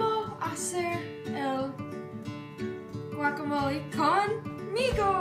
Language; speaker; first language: Spanish; non-native, learner; English